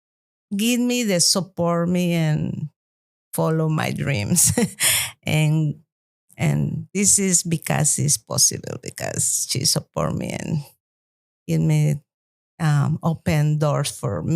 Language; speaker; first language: English; non-native, learner; Spanish